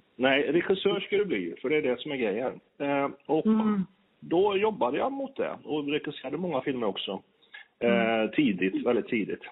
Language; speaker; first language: Swedish; native; Swedish